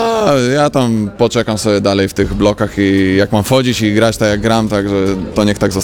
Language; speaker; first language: Polish; native; Polish